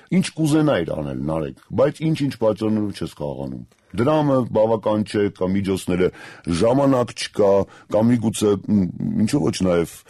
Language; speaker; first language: Armenian; native; Armenian